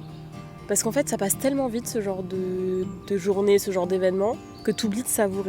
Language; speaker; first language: French; native; French